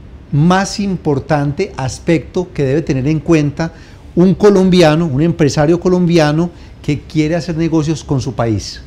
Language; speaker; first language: Spanish; native; Spanish